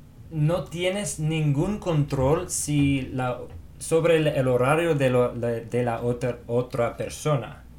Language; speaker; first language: Spanish; non-native, fluent; English